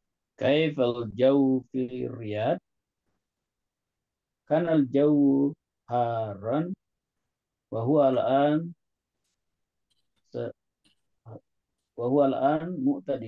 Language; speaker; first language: Arabic; non-native, learner; Indonesian